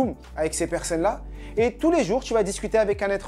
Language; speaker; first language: French; native; French